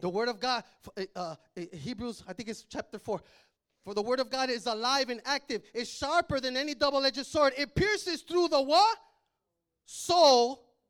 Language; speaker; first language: English; native; English